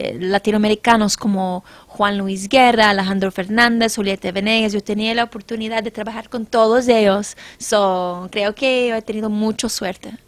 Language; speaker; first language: Spanish; non-native, learner; English